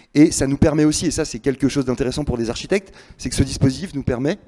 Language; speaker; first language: French; native; French